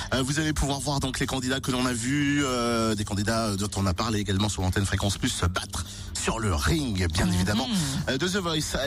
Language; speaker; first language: French; native; French